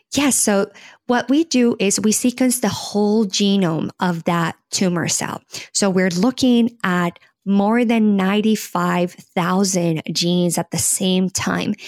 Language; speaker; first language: English; non-native, fluent; Spanish